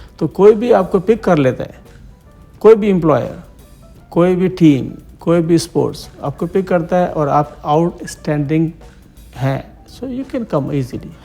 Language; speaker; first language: Urdu; native; Urdu